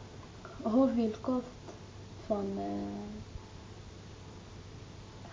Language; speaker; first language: Dutch; non-native, learner; Arabic